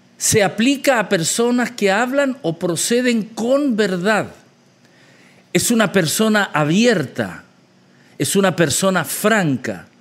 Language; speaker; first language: Spanish; native; Spanish